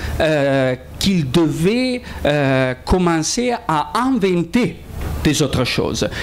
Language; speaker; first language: French; non-native, fluent; Italian